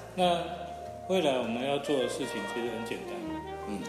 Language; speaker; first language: Chinese; non-native, local second language; Min Nan Chinese